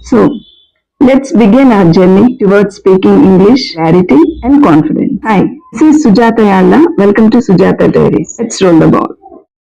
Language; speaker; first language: English; non-native, local second language; Telugu